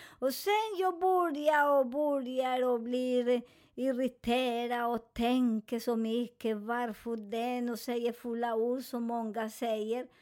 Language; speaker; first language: Swedish; non-native, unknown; Spanish